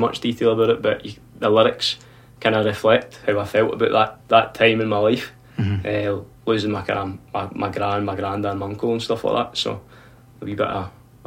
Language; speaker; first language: English; native; English